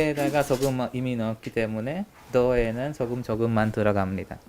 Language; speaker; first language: Korean; non-native, learner; Hungarian